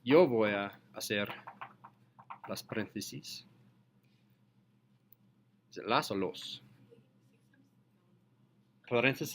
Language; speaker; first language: Spanish; non-native, learner; English